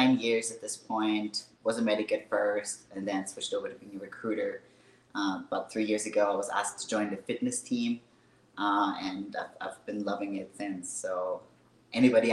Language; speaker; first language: English; non-native, fluent; German